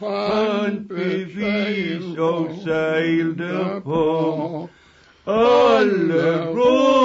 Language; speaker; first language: Danish; native; Danish